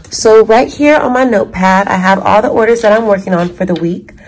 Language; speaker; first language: English; native; English